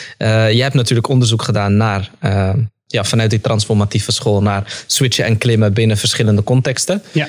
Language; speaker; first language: Dutch; early bilingual, other home language; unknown